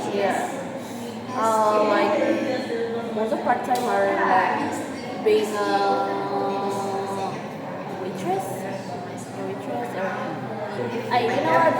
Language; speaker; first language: English; non-native, learner; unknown